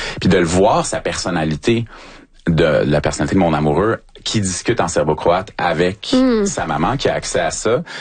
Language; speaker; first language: French; native; French